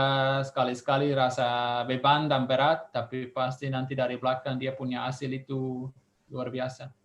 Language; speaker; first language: Indonesian; non-native, fluent; Swiss German